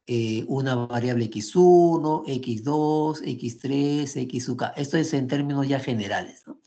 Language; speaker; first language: Spanish; native; Spanish